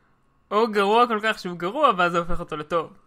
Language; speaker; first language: Hebrew; native; Hebrew